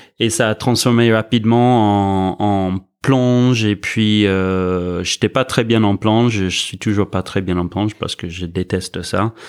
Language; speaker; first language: French; non-native, fluent; English